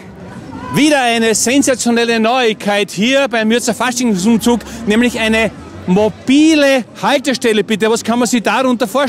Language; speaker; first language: German; native; German